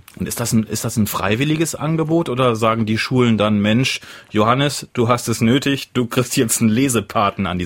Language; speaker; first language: German; native; German